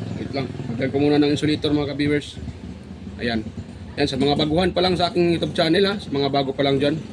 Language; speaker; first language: Filipino; non-native, local second language; Cebuano